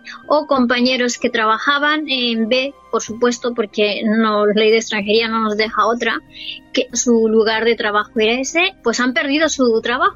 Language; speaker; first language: Spanish; native; Spanish